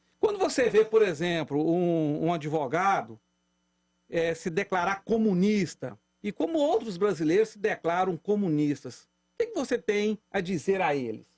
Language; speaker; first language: Portuguese; native; Portuguese